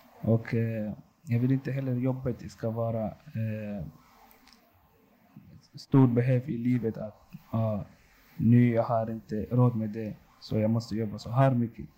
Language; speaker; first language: Swedish; non-native, local second language; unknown